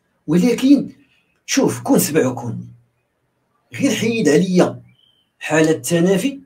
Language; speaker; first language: Arabic; native; Arabic